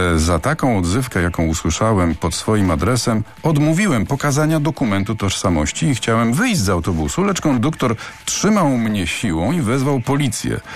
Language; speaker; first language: Polish; native; Polish